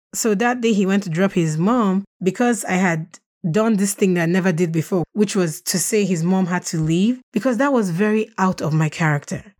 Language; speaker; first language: English; non-native, local second language; Russian